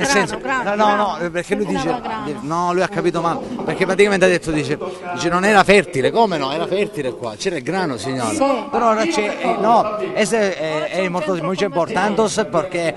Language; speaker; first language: Italian; native; Italian